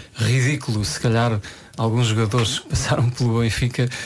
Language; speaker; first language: Portuguese; native; Portuguese